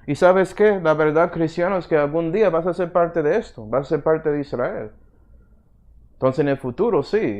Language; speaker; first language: Spanish; early bilingual, heritage; Spanish